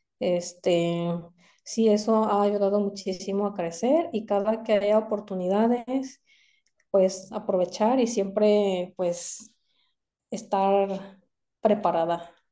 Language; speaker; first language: Spanish; non-native, fluent; Korean